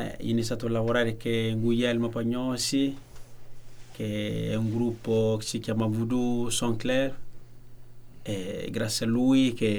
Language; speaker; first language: Italian; non-native, learner; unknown